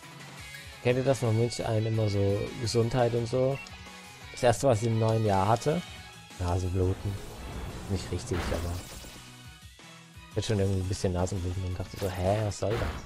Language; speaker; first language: German; native; German